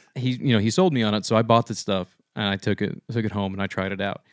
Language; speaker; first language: English; native; English